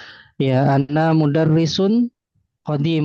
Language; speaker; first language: Arabic; non-native, fluent; Indonesian